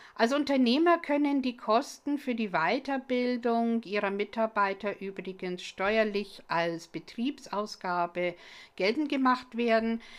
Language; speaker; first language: German; non-native, fluent; English